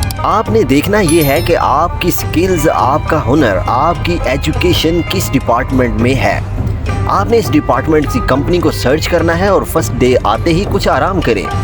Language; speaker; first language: Urdu; non-native, local second language; Punjabi